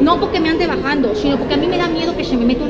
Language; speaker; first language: Spanish; native; Spanish